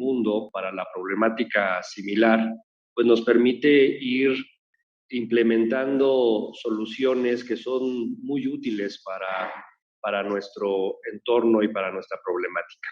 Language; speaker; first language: Spanish; native; Spanish